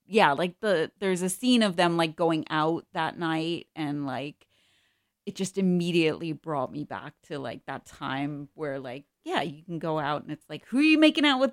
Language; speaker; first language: English; native; English